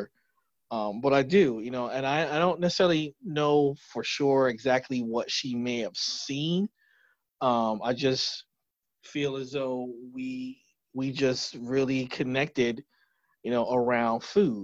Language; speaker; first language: English; native; English